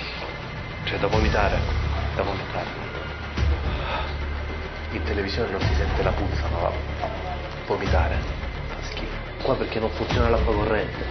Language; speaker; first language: Italian; native; Italian